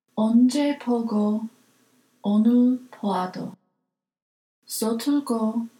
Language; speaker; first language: Korean; non-native, learner; English